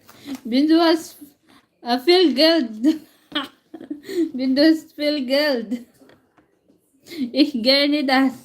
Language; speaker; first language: German; non-native, learner; Filipino